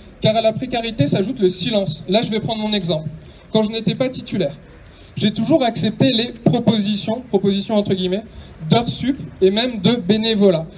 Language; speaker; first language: French; native; French